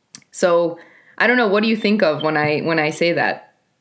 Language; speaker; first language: English; early bilingual, other home language; Spanish